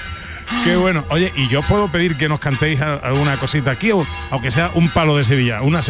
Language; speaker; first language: Spanish; native; Spanish